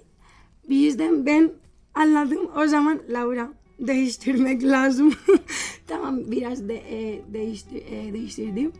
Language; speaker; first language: Turkish; non-native, learner; Spanish